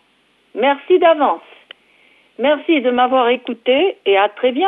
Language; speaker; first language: French; native; French